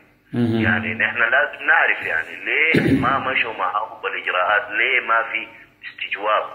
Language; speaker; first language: Arabic; native; Arabic